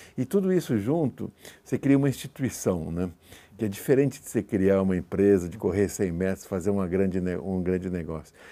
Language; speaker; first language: Portuguese; native; Portuguese